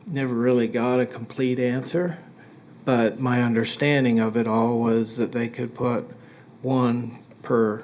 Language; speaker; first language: English; native; English